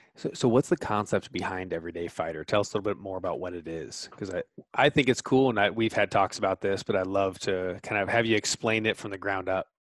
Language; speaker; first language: English; native; English